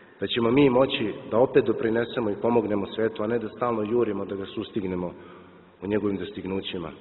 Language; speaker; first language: Serbian; native; Serbian